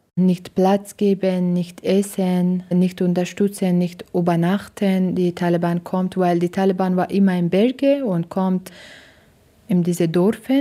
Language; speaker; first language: German; non-native, learner; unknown